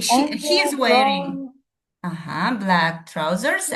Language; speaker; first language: English; non-native, fluent; Kazakh